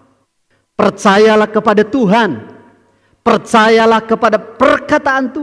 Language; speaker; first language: Indonesian; native; Indonesian